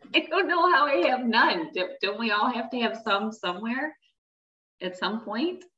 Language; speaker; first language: English; native; English